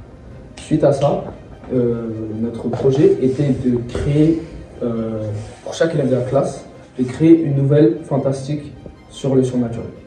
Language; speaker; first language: French; native; French